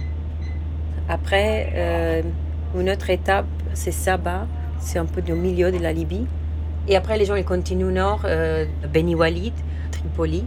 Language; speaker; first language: French; non-native, fluent; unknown